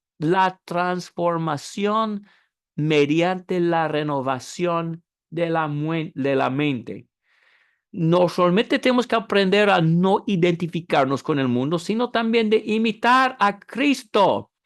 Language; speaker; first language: Spanish; non-native, fluent; English